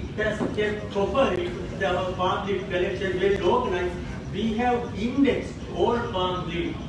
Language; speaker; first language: English; non-native, local second language; Sinhala